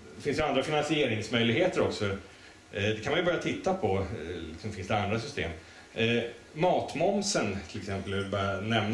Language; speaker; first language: Swedish; native; Swedish